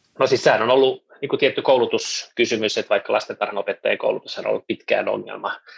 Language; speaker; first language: Finnish; non-native, local second language; Swedish